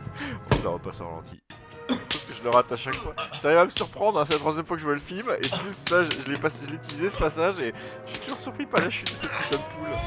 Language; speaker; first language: French; native; French